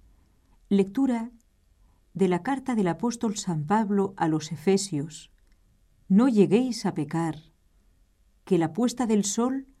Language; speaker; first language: Spanish; native; Spanish